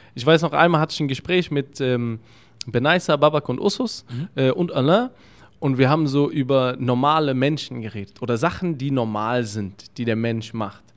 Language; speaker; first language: German; early bilingual, other home language; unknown